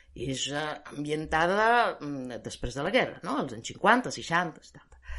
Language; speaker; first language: Catalan; non-native, fluent; Italian